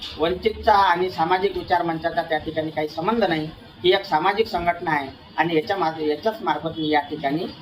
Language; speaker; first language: Marathi; native; Marathi